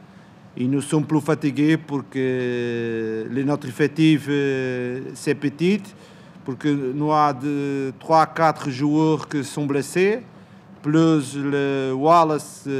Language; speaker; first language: French; non-native, learner; Portuguese